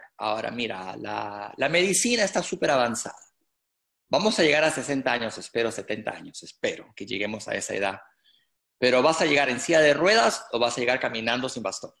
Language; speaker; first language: Spanish; native; Spanish